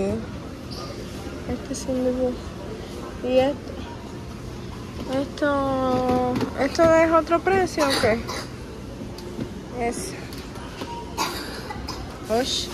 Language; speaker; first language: Spanish; native; Spanish